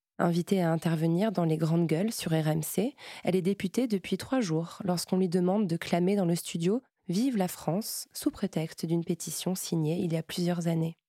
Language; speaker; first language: French; native; French